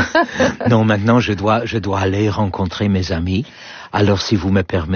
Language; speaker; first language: French; non-native, learner; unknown